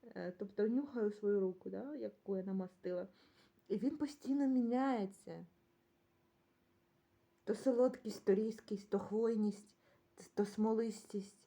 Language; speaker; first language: Ukrainian; native; Ukrainian